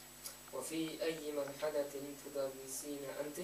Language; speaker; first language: Arabic; non-native, learner; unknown